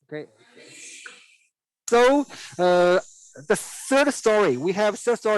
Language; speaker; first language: English; non-native, learner; Chinese